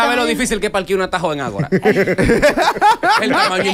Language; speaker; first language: Spanish; native; Spanish